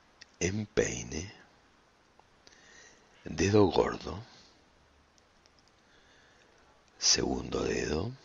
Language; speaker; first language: Spanish; native; Spanish